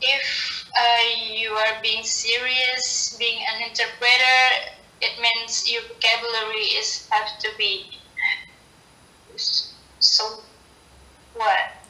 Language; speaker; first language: English; non-native, learner; Indonesian